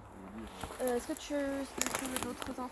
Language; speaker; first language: French; native; French